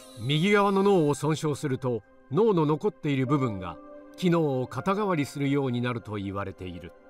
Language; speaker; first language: Japanese; native; Japanese